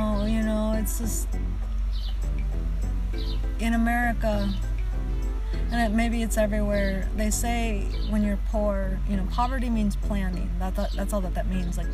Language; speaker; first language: English; early bilingual, other home language; Spanish